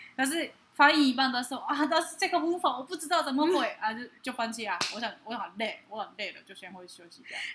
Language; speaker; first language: Chinese; non-native, fluent; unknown